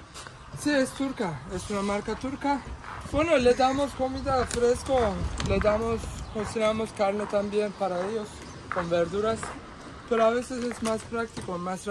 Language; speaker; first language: Spanish; non-native, fluent; Turkish